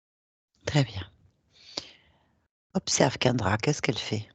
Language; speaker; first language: French; native; French